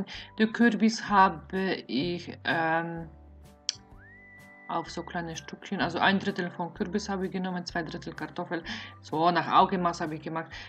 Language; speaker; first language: German; non-native, fluent; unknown